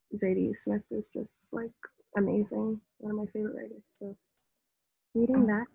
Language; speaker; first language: English; native; English